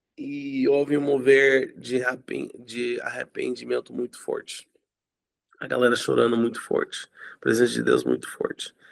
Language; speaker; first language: Portuguese; non-native, fluent; English